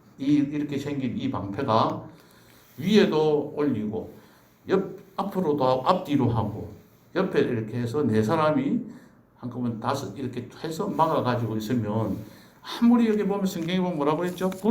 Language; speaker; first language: Korean; native; Korean